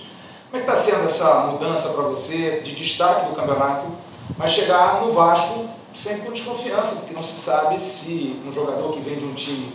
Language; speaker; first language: Portuguese; native; Portuguese